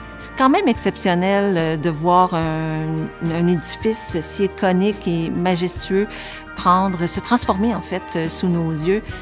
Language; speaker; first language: French; native; French